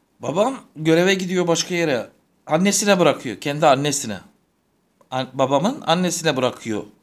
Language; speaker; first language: Turkish; native; Turkish